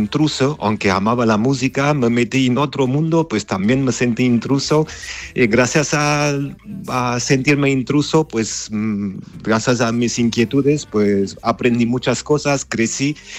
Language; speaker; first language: Spanish; non-native, fluent; Armenian